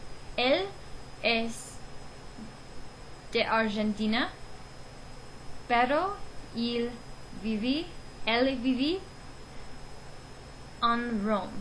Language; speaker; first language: Spanish; non-native, learner; English